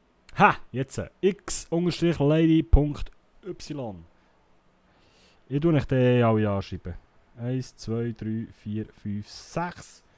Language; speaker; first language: German; native; German